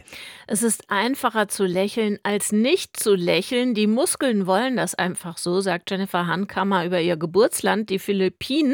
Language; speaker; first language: German; native; German